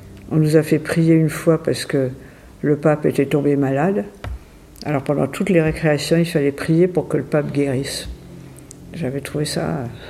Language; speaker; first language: French; native; French